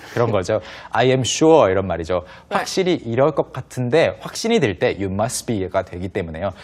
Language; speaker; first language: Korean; native; Korean